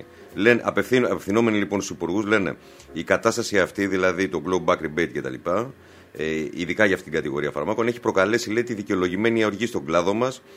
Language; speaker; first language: Greek; native; Greek